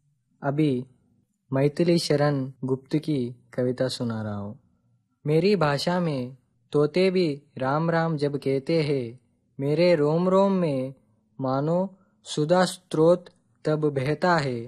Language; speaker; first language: Hindi; non-native, local second language; Telugu